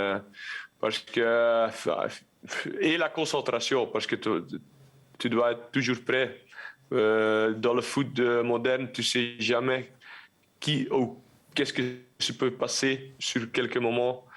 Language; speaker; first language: French; non-native, local second language; Dutch